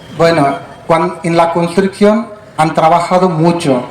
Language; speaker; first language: Spanish; non-native, fluent; Telugu